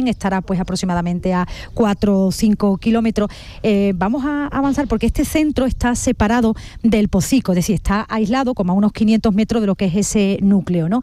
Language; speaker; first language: Spanish; native; Spanish